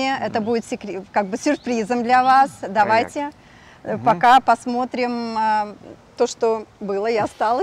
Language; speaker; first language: Russian; native; Russian